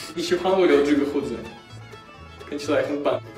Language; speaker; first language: Chinese; non-native, learner; Russian